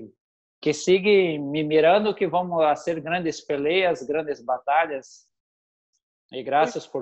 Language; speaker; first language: Spanish; non-native, learner; Portuguese